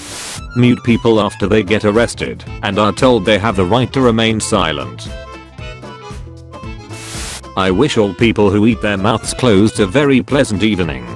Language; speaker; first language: English; native; English